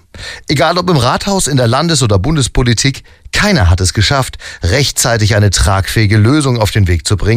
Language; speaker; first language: German; native; German